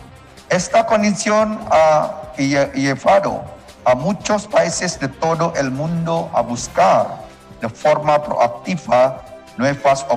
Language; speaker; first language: Spanish; non-native, learner; Indonesian